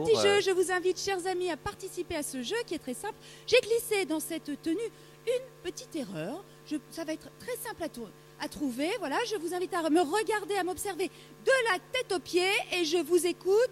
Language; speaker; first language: French; native; French